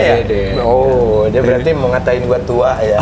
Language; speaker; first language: Indonesian; native; Indonesian